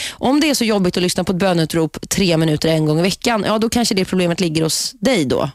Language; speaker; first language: Swedish; native; Swedish